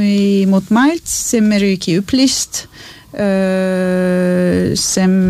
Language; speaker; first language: Icelandic; non-native, learner; French